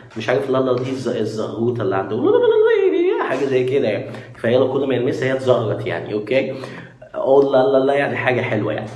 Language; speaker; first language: Arabic; native; Arabic